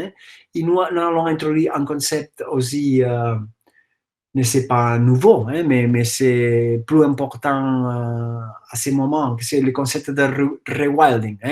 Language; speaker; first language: French; non-native, fluent; Catalan